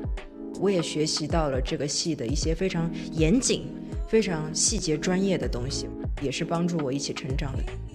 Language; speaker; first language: Chinese; native; Chinese